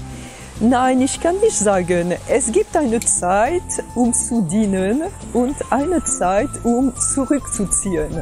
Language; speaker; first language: German; non-native, fluent; French